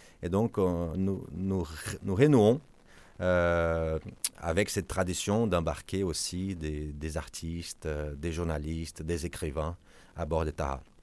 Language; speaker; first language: French; non-native, fluent; Portuguese